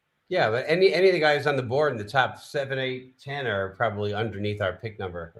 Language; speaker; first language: English; native; English